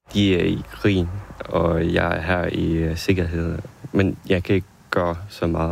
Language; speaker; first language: Danish; non-native, fluent; Ukrainian